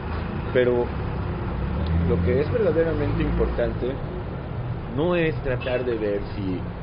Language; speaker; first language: Spanish; native; Spanish